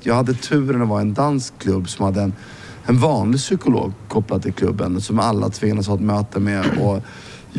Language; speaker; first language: Swedish; native; Swedish